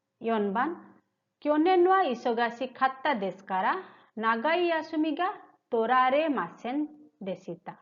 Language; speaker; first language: Japanese; non-native, fluent; Hindi